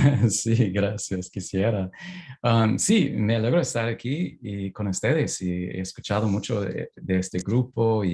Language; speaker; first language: Spanish; non-native, fluent; English